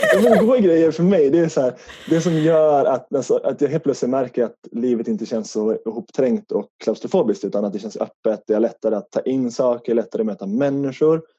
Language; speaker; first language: Swedish; native; Swedish